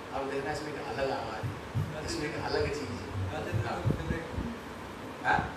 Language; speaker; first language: Hindi; non-native, local second language; Bangla